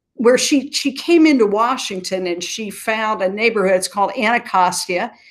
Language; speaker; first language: English; native; English